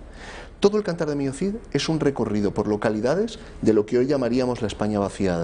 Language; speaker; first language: Spanish; native; Spanish